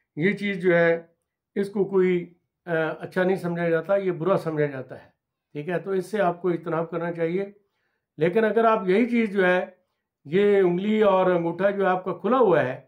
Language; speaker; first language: Urdu; non-native, local second language; Punjabi